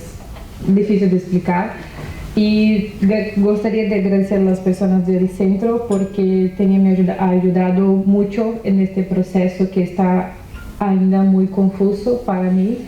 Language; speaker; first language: Spanish; non-native, learner; Portuguese